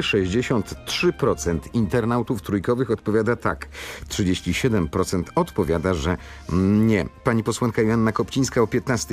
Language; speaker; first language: Polish; native; Polish